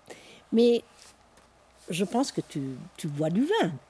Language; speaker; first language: French; non-native, fluent; Dutch